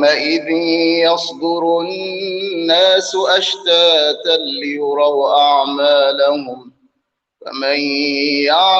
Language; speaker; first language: Arabic; native; Arabic